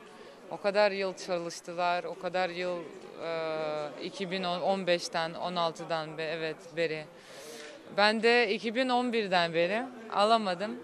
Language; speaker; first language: Turkish; non-native, fluent; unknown